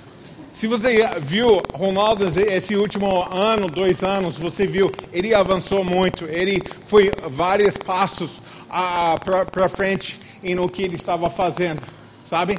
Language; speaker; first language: Portuguese; non-native, fluent; English